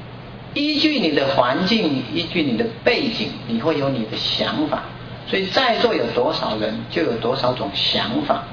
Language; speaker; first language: Chinese; native; Chinese